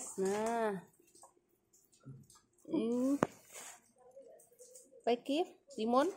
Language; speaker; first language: Indonesian; non-native, local second language; Javanese